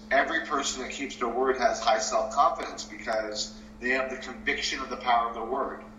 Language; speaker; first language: English; early bilingual, other home language; Spanish